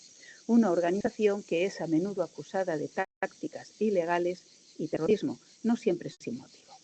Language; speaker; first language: Spanish; native; Spanish